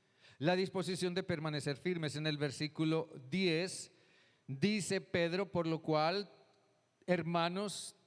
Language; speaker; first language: Spanish; native; Spanish